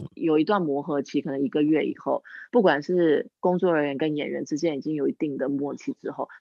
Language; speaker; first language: Chinese; non-native, local second language; English